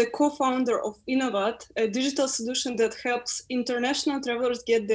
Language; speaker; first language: English; non-native, fluent; Ukrainian